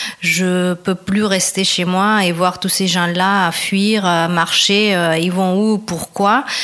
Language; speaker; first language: French; non-native, fluent; Spanish